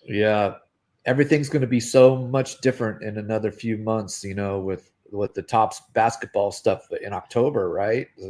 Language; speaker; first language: English; native; English